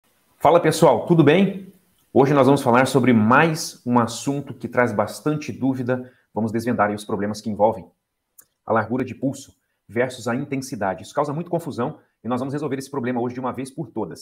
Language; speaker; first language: Portuguese; native; Portuguese